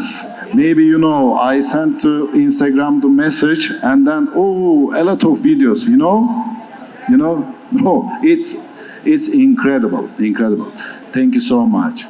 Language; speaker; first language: English; non-native, learner; Turkish